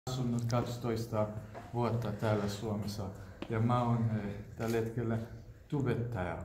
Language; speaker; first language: Finnish; non-native, fluent; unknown